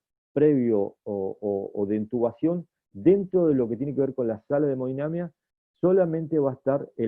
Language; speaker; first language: Spanish; native; Spanish